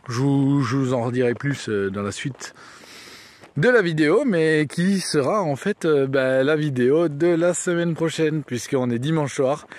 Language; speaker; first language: French; native; French